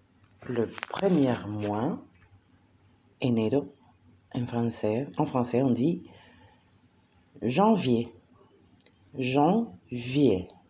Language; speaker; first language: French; non-native, fluent; Spanish